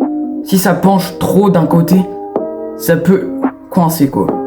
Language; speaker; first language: French; native; French